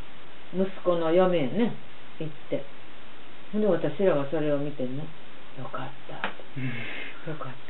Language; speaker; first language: Japanese; native; Japanese